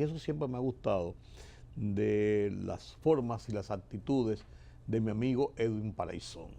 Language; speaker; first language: Spanish; native; Spanish